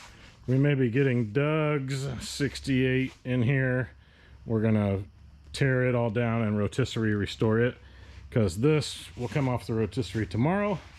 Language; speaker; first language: English; native; English